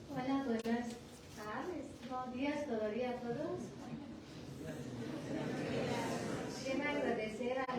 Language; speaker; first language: Spanish; non-native, learner; Persian